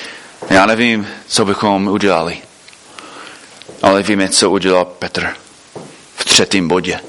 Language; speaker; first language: Czech; non-native, fluent; English